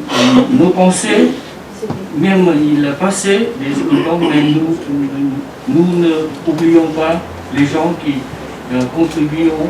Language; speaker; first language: French; non-native, learner; Vietnamese